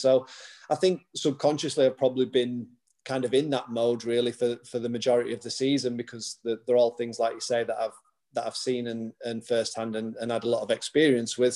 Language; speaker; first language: English; native; English